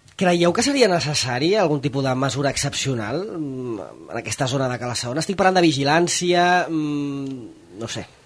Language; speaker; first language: Catalan; native; Catalan